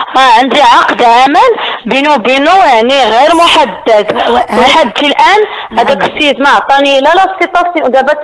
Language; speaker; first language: Arabic; native; Arabic